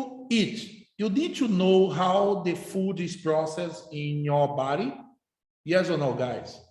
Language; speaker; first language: English; non-native, fluent; Portuguese